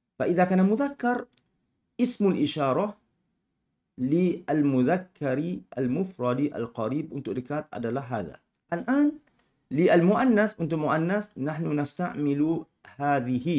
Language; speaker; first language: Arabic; non-native, fluent; Malay